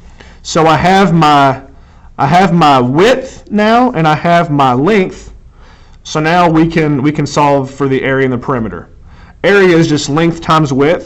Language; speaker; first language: English; native; English